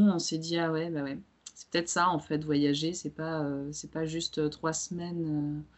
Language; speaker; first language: French; early bilingual, other home language; Romanian